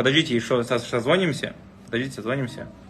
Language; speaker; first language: Russian; native; Russian